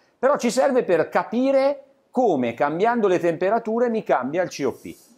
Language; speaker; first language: Italian; native; Italian